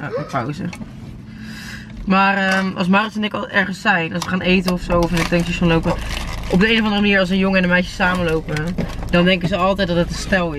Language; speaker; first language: Dutch; native; Dutch